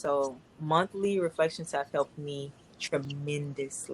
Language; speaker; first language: English; native; English